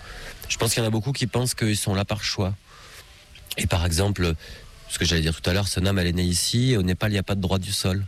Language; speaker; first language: French; native; French